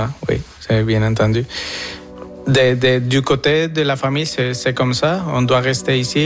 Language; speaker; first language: French; non-native, fluent; Spanish